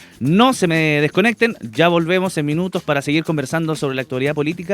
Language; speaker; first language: Spanish; native; Spanish